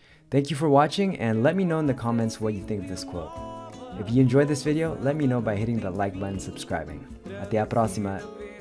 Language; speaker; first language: English; native; English